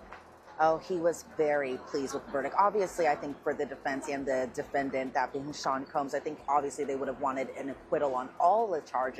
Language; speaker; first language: English; native; English